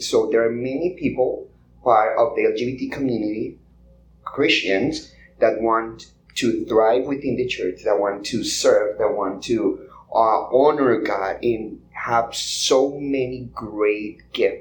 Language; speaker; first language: English; non-native, fluent; Spanish